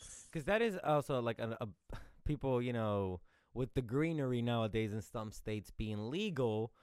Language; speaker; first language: English; early bilingual, other home language; Spanish